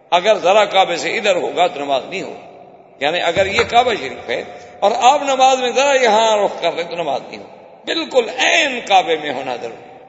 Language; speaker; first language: Urdu; native; Urdu